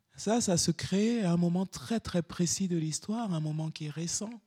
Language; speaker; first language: French; native; French